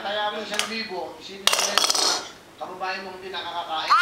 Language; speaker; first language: Filipino; native; Filipino